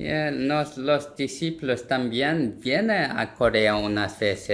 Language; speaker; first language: Spanish; non-native, learner; Korean